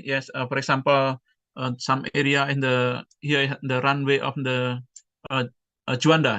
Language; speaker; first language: English; non-native, fluent; Indonesian